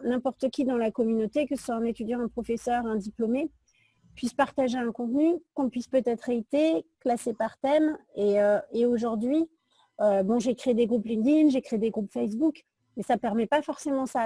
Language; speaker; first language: French; native; French